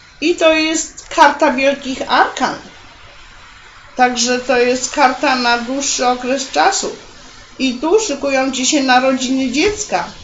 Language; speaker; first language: Polish; native; Polish